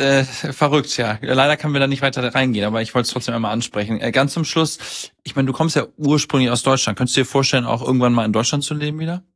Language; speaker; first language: German; native; German